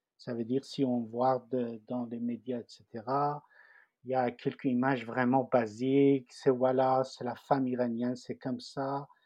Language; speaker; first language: French; non-native, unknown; Persian